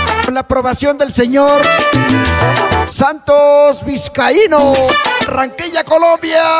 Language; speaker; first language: Spanish; native; Spanish